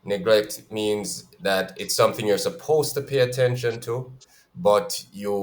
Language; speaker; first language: English; native; English